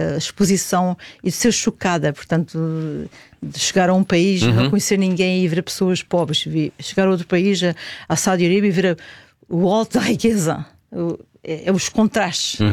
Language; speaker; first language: Portuguese; native; Portuguese